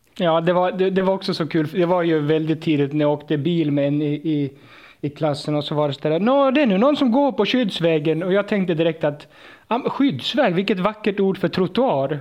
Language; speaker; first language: Swedish; native; Swedish